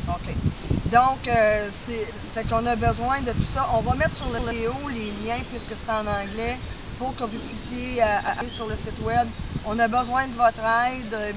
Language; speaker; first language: French; native; French